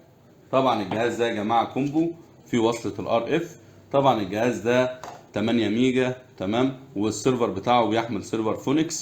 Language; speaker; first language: Arabic; native; Arabic